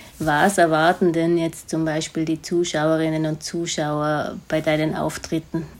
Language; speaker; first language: German; native; German